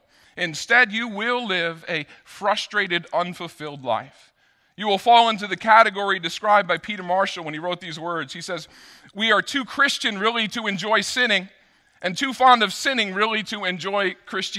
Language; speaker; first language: English; native; English